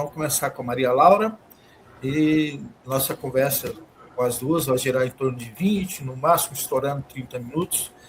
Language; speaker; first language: Portuguese; native; Portuguese